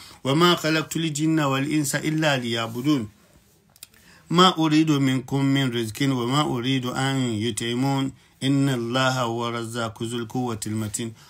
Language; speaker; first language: Arabic; non-native, fluent; Yoruba